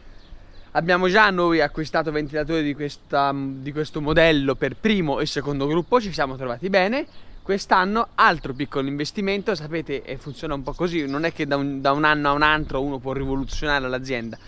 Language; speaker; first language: Italian; native; Italian